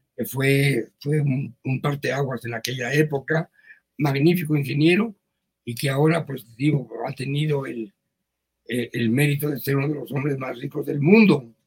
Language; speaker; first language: Spanish; early bilingual, other home language; Yiddish